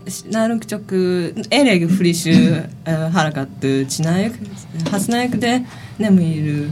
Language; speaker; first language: Hungarian; non-native, learner; Japanese